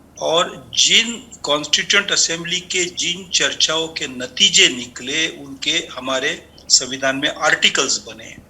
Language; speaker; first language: Hindi; non-native, local second language; Marathi